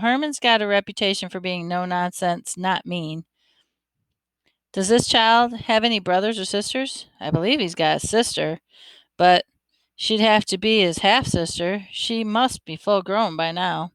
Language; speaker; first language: English; native; English